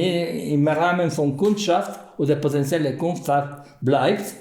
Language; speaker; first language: German; non-native, fluent; Italian